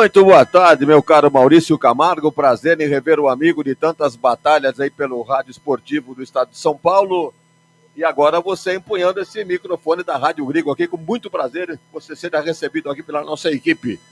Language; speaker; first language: Portuguese; native; Portuguese